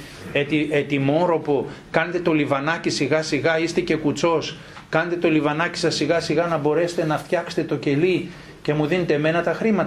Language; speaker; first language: Greek; native; Greek